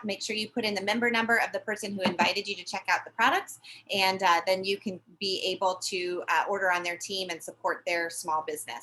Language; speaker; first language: English; native; English